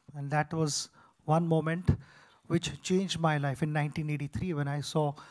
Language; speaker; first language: English; non-native, local second language; Marathi